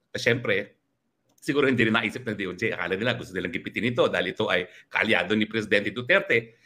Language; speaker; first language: Filipino; native; Filipino